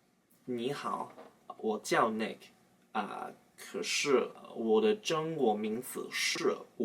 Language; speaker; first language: Chinese; non-native, learner; English